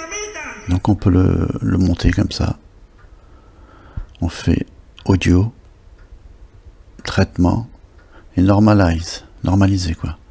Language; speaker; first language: French; native; French